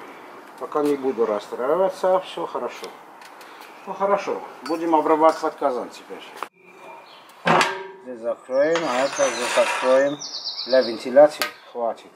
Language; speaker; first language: Russian; non-native, fluent; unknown